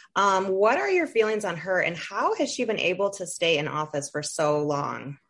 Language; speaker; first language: English; native; English